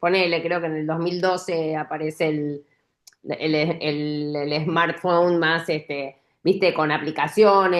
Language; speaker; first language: Spanish; native; Spanish